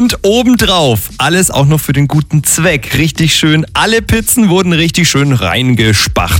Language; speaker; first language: German; native; German